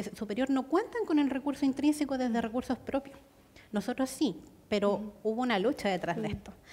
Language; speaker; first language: Spanish; native; Spanish